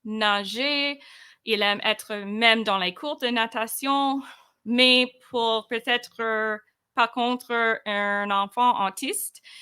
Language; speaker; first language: French; non-native, fluent; English